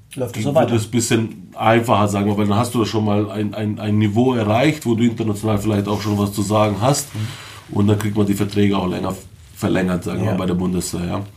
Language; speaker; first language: German; early bilingual, other home language; Bosnian